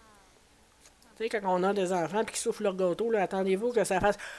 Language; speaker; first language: French; native; French